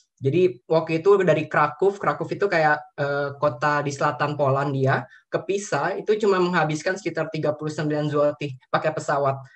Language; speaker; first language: Indonesian; native; Indonesian